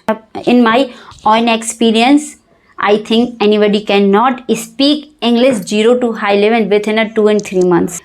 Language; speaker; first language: English; non-native, learner; Hindi